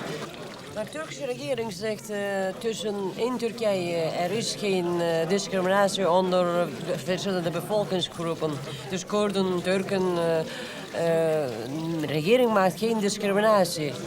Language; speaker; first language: Dutch; non-native, fluent; Turkish